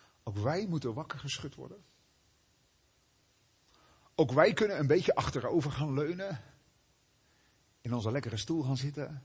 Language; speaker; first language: Dutch; native; Dutch